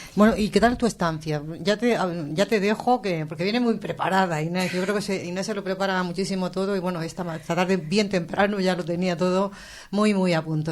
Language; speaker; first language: Spanish; native; Spanish